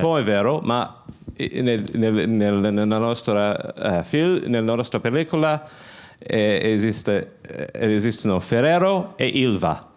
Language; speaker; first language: Italian; non-native, learner; English